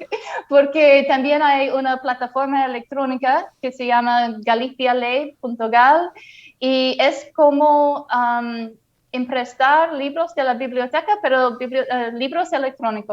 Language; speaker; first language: Spanish; non-native, fluent; English